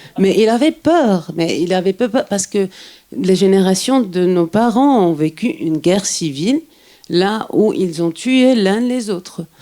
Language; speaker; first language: French; non-native, local second language; Arabic